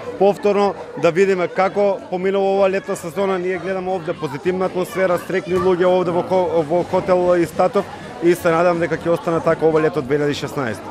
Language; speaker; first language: Macedonian; native; Macedonian